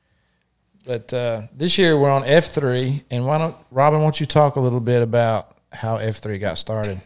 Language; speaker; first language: English; native; English